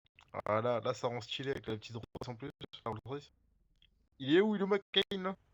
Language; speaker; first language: French; native; French